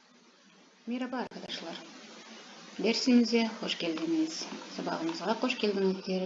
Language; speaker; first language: Turkish; non-native, fluent; Kazakh